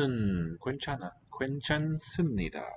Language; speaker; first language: Korean; non-native, learner; English